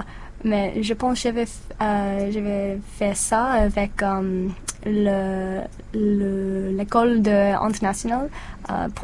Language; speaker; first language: French; non-native, learner; English